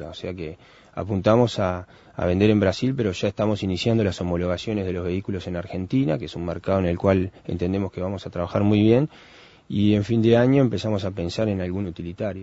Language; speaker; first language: Spanish; native; Spanish